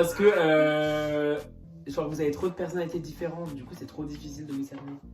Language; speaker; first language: French; native; French